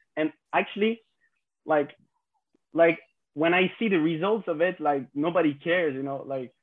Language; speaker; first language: English; non-native, fluent; French